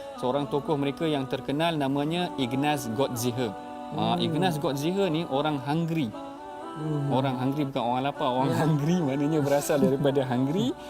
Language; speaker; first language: Malay; native; Malay